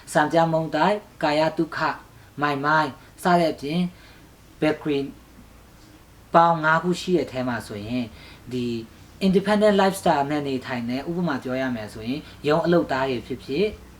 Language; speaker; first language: Burmese; non-native, local second language; Hakha Chin